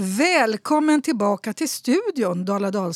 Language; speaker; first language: Swedish; native; Swedish